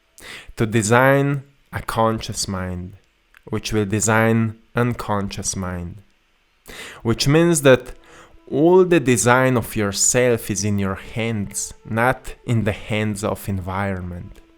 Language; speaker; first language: English; non-native, fluent; Slovenian